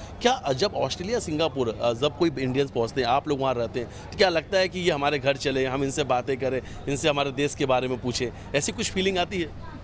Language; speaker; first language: Hindi; native; Hindi